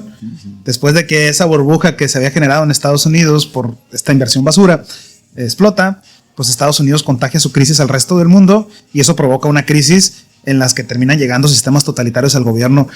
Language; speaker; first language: Spanish; native; Spanish